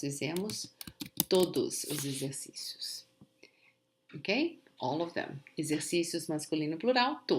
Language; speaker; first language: Portuguese; non-native, fluent; English